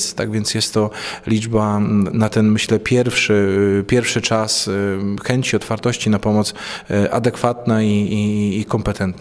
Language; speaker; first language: Polish; native; Polish